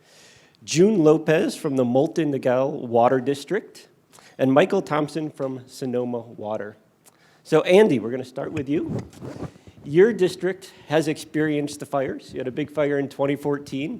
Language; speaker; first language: English; native; English